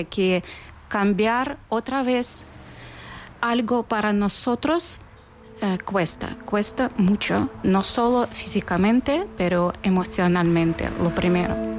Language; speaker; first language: Spanish; non-native, fluent; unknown